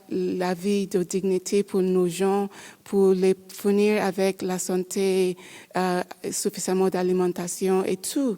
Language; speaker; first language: French; non-native, learner; English